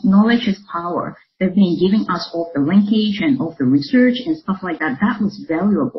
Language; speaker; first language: English; non-native, local second language; Cantonese